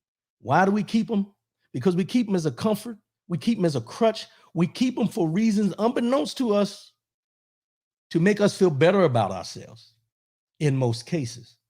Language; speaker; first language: English; native; English